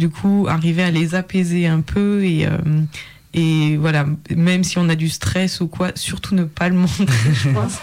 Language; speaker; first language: French; native; French